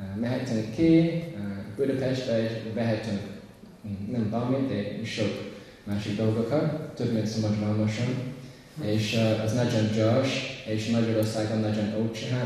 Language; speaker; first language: Hungarian; non-native, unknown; English